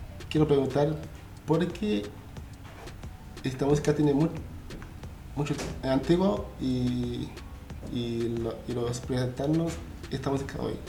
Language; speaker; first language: Spanish; non-native, learner; Haitian Creole